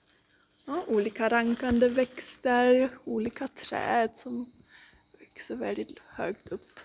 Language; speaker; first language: Swedish; non-native, fluent; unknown